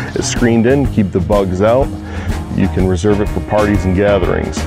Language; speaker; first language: English; native; English